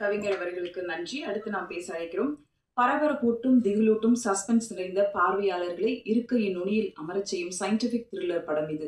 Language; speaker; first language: Tamil; native; Tamil